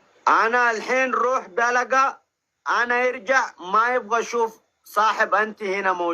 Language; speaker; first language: Arabic; non-native, learner; Oromo